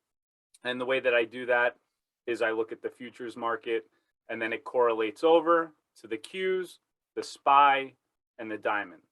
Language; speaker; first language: English; native; English